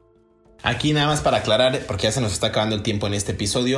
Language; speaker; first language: Spanish; native; Spanish